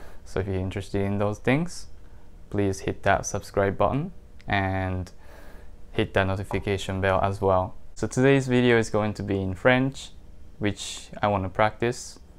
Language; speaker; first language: English; non-native, fluent; Japanese